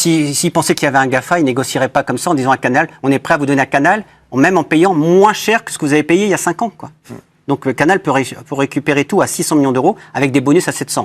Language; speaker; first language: French; native; French